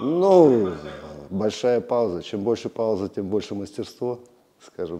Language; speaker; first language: Russian; native; Russian